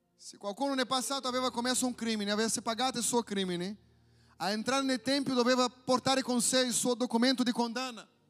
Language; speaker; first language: Italian; non-native, fluent; Portuguese